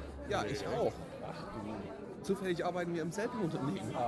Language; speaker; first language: German; native; German